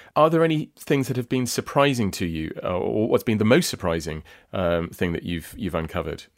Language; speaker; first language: English; native; English